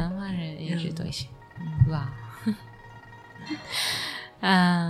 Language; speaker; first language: Chinese; non-native, learner; Japanese